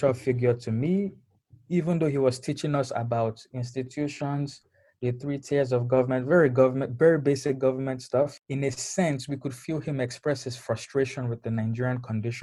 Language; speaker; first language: English; non-native, local second language; Yoruba